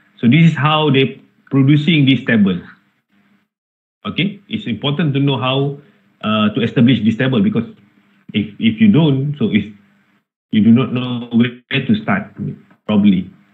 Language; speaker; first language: English; non-native, local second language; Malay